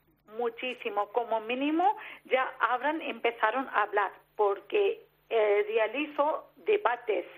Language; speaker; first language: Spanish; non-native, learner; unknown